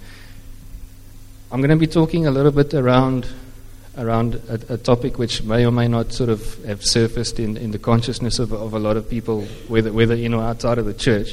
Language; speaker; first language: English; non-native, local second language; Afrikaans